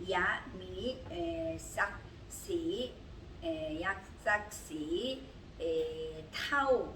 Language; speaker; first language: Thai; non-native, learner; Korean